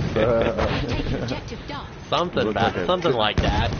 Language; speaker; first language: English; native; English